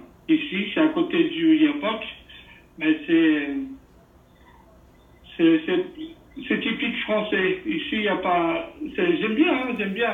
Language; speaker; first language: French; non-native, fluent; Portuguese